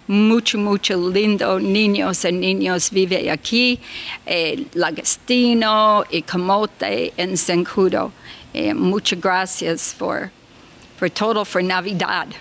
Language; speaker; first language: Spanish; non-native, learner; English